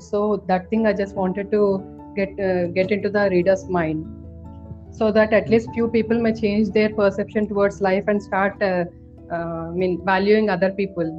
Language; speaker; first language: English; non-native, local second language; Telugu